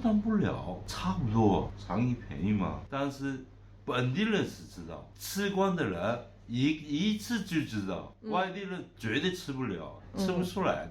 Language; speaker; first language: Chinese; non-native, local second language; Korean